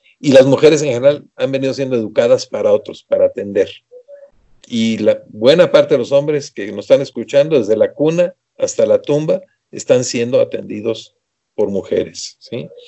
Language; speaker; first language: Spanish; native; Spanish